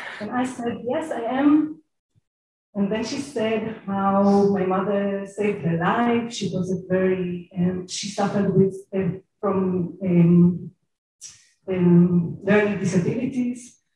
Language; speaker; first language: English; non-native, fluent; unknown